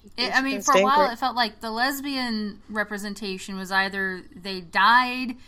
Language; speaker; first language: English; native; English